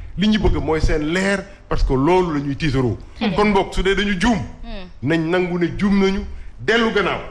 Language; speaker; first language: Wolof; native; Wolof